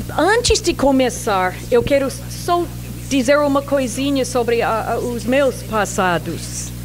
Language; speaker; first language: Portuguese; non-native, fluent; English